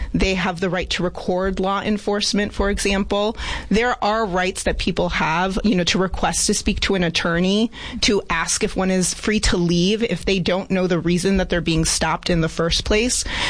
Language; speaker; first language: English; early bilingual, other home language; Spanish